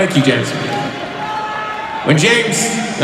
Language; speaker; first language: English; native; English